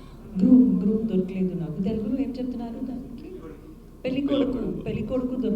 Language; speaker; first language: Telugu; non-native, learner; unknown